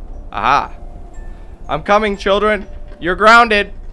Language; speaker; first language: English; native; English